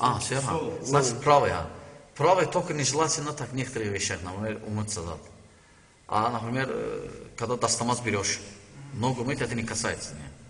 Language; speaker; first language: Russian; non-native, learner; Azerbaijani